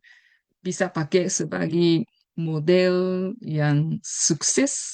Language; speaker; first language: Indonesian; non-native, fluent; Japanese